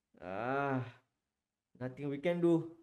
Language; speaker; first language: English; non-native, learner; Malay